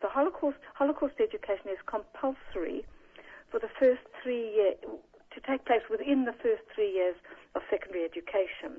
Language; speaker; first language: English; native; English